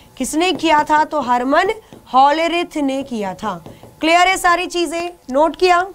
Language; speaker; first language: Hindi; native; Hindi